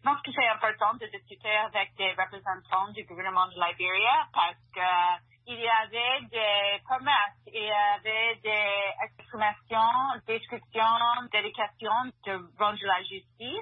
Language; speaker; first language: French; non-native, fluent; English